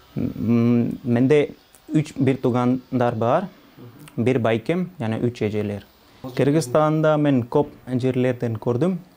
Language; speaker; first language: Kyrgyz; non-native, learner; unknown